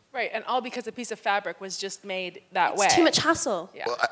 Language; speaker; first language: English; native; English